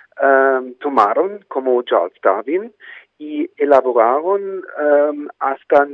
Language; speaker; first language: Spanish; non-native, fluent; German